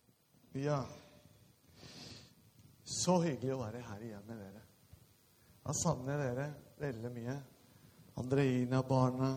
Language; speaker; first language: Norwegian; non-native, fluent; Spanish